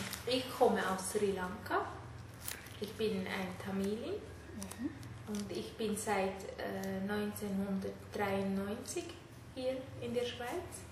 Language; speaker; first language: German; non-native, fluent; Tamil